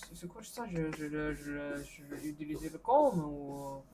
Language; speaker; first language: French; non-native, learner; Chinese